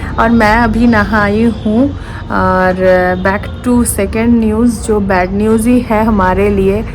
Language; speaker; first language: Hindi; non-native, local second language; Bangla